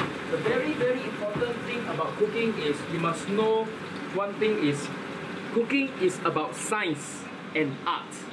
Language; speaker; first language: English; non-native, local second language; Chinese